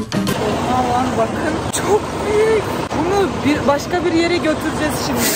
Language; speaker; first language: Turkish; non-native, fluent; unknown